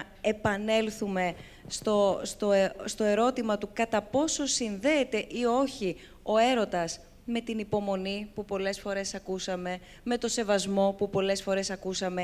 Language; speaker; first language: Greek; native; Greek